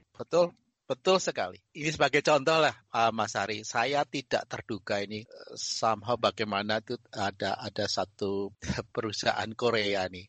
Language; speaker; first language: Indonesian; native; Indonesian